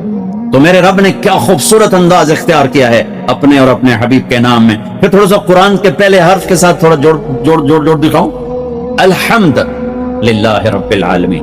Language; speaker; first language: Hindi; non-native, local second language; Punjabi